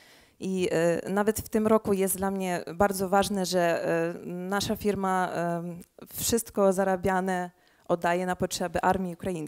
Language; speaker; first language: Polish; early bilingual, heritage; Polish